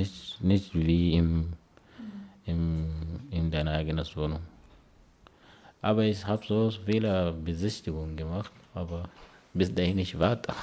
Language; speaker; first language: German; non-native, learner; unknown